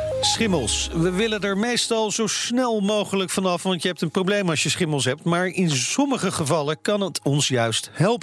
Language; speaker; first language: Dutch; native; Dutch